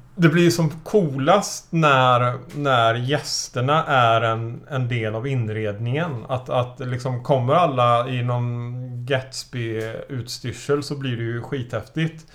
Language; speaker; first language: Swedish; native; Swedish